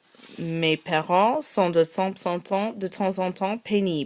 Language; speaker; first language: French; non-native, learner; English